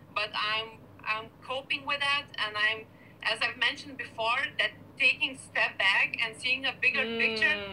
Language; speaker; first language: English; non-native, fluent; Lithuanian